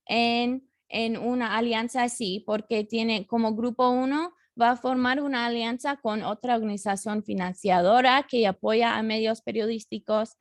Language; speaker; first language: Spanish; non-native, fluent; English